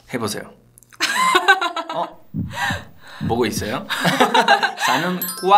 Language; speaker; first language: Korean; non-native, fluent; Spanish